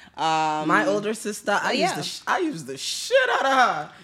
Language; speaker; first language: English; non-native, local second language; Yoruba